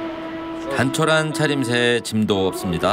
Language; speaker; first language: Korean; native; Korean